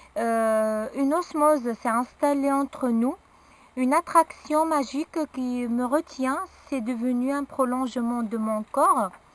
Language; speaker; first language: French; non-native, local second language; Arabic